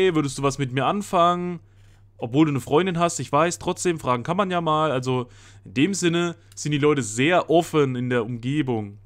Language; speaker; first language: German; native; German